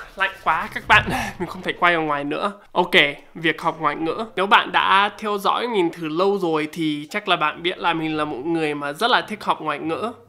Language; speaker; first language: Vietnamese; non-native, fluent; English